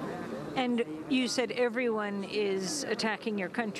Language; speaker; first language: English; native; English